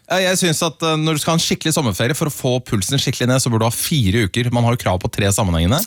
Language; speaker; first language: Norwegian; native; Norwegian